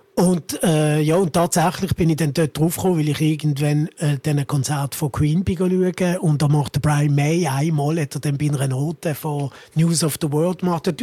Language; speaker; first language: German; early bilingual, other home language; Italian